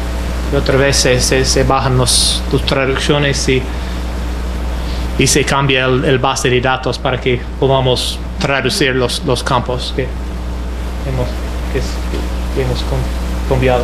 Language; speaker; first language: Spanish; non-native, fluent; English